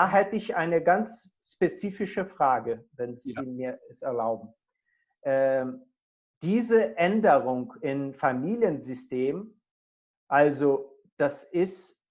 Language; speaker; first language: German; non-native, fluent; Portuguese